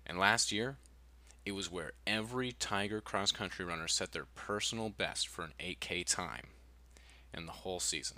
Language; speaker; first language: English; native; English